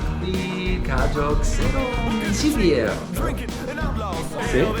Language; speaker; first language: Korean; non-native, learner; Italian